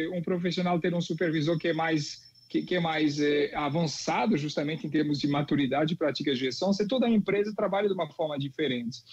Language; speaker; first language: Portuguese; non-native, fluent; French